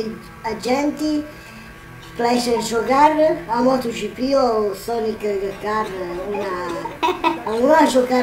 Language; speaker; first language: Portuguese; non-native, learner; Italian